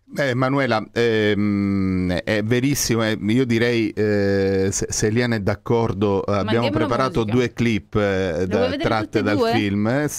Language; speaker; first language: Italian; native; Italian